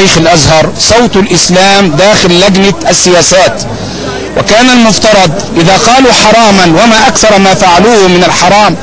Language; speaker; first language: Arabic; native; Arabic